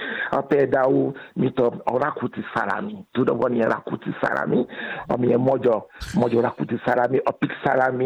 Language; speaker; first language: Hungarian; non-native, learner; Yoruba